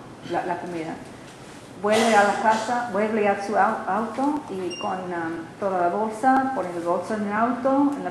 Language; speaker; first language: Spanish; non-native, learner; English